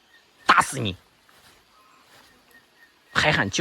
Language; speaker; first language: Chinese; native; Chinese